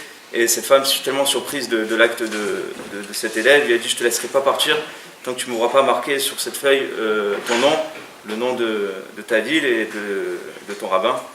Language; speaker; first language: French; native; French